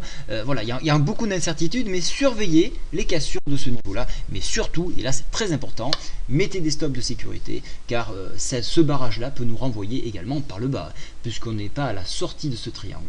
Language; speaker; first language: French; native; French